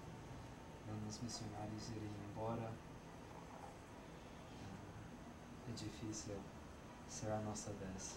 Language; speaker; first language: Portuguese; non-native, fluent; English